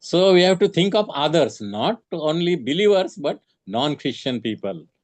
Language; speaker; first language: English; non-native, local second language; Marathi